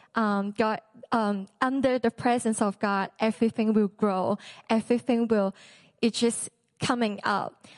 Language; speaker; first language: English; non-native, local second language; Cantonese